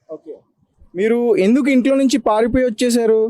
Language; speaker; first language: Telugu; native; Telugu